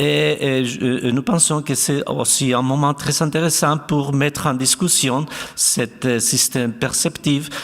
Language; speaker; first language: French; non-native, fluent; Spanish